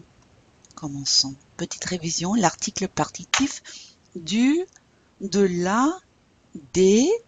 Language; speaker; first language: French; non-native, fluent; English